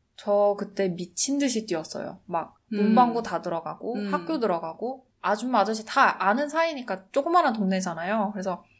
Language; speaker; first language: Korean; native; Korean